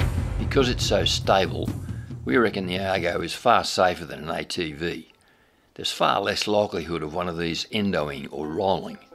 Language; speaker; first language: English; native; English